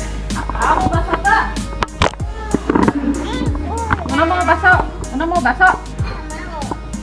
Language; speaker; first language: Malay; non-native, local second language; Sundanese